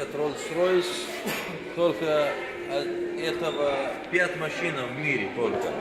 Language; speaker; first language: Russian; non-native, learner; Arabic